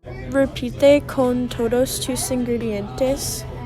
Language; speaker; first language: Spanish; non-native, learner; English